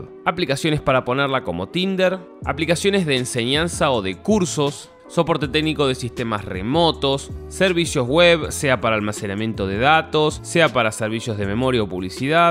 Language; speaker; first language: Spanish; native; Spanish